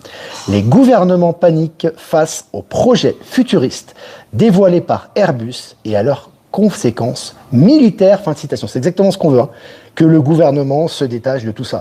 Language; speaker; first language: French; native; French